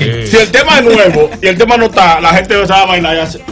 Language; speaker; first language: Spanish; native; Spanish